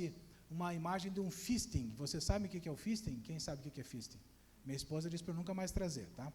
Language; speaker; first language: Portuguese; native; Portuguese